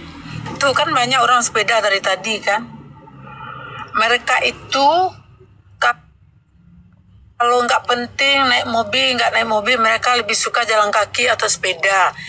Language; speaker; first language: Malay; non-native, local second language; Minangkabau